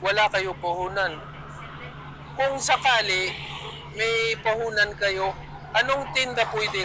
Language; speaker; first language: Filipino; non-native, learner; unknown